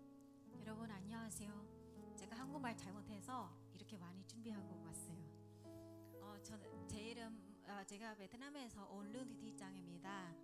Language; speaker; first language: Korean; non-native, learner; Vietnamese